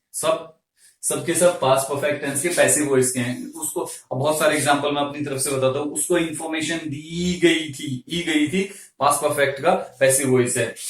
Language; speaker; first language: Hindi; native; Hindi